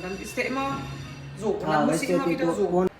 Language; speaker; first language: German; native; German